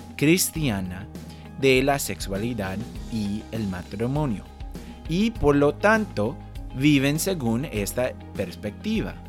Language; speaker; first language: Spanish; non-native, fluent; English